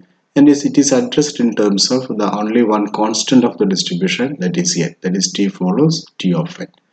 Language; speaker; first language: English; non-native, local second language; Malayalam